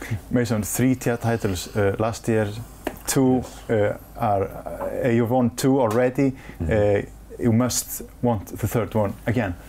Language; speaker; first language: English; non-native, fluent; Icelandic